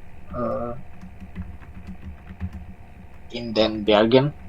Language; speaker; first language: German; non-native, learner; Bangla